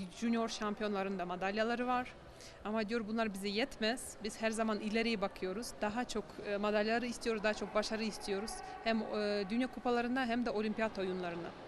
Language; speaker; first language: Turkish; non-native, fluent; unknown